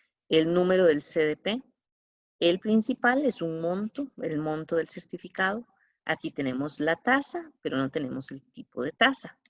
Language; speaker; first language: Spanish; native; Spanish